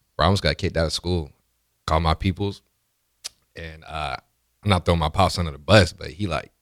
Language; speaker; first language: English; native; English